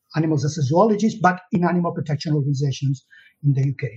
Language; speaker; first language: English; non-native, fluent; Spanish